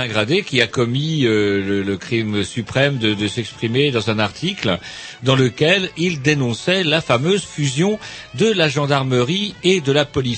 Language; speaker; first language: French; native; French